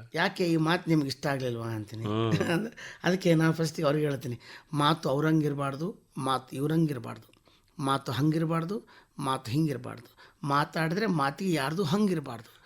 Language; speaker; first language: Kannada; native; Kannada